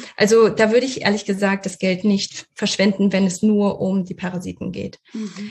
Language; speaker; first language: German; early bilingual, other home language; Russian